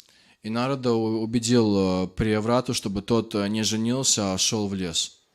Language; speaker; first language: Russian; native; Russian